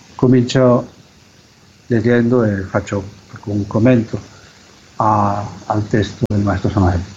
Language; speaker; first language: Italian; non-native, fluent; Spanish